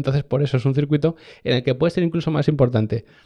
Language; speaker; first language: Spanish; native; Spanish